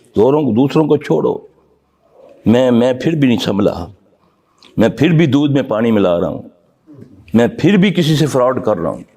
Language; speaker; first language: Urdu; non-native, local second language; Punjabi